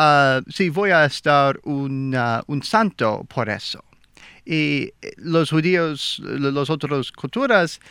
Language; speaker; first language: Spanish; non-native, learner; English